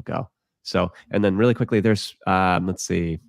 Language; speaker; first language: English; native; English